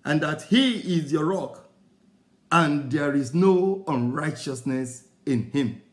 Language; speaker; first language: English; non-native, local second language; Yoruba